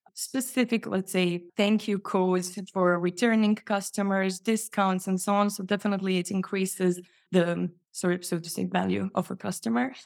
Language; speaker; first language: English; non-native, fluent; Croatian